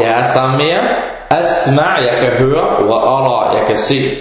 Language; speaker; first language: Danish; early bilingual, other home language; Arabic